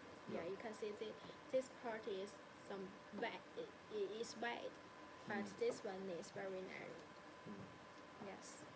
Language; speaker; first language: English; non-native, learner; Chinese